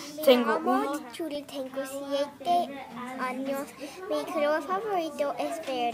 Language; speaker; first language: Spanish; non-native, learner; English